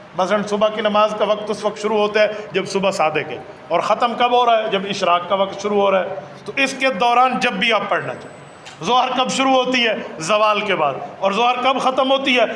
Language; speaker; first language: Urdu; non-native, local second language; Saraiki